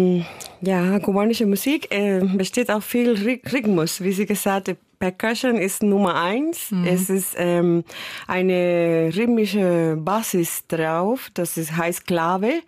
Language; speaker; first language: German; non-native, learner; Spanish